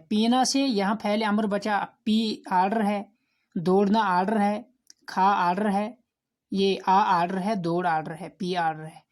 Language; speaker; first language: Urdu; non-native, local second language; Kashmiri